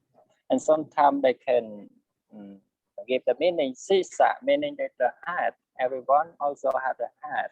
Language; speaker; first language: English; non-native, learner; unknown